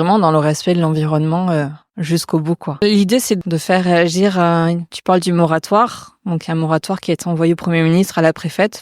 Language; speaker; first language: French; native; French